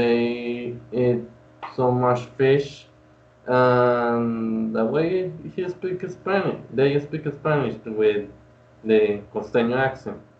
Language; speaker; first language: English; non-native, learner; Spanish